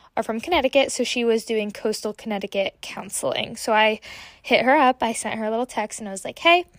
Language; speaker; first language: English; early bilingual, other home language; Portuguese